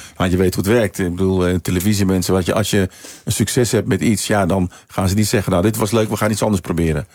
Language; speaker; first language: Dutch; early bilingual, other home language; Sranan Tongo